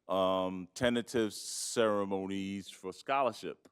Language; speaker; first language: English; native; English